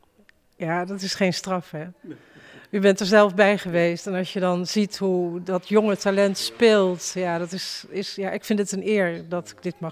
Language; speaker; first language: Dutch; native; Dutch